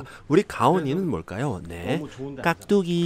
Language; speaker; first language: Korean; native; Korean